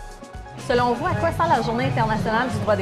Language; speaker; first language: French; native; French